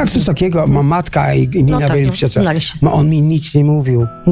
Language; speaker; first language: Polish; non-native, learner; Dutch